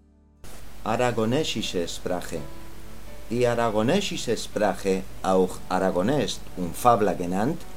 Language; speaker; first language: German; non-native, learner; Spanish